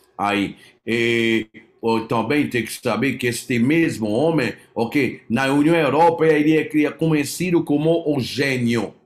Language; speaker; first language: Portuguese; non-native, fluent; French